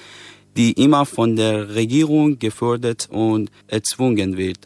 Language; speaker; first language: German; non-native, fluent; Persian